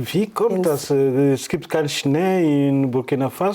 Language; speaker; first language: German; non-native, learner; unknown